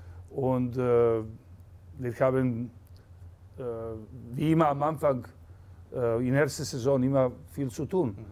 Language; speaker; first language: German; non-native, fluent; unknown